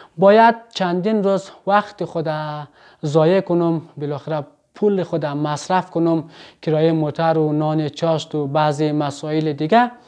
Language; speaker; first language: Persian; native; Persian